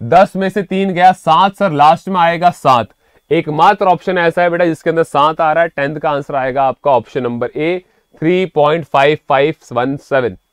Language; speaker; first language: Hindi; native; Hindi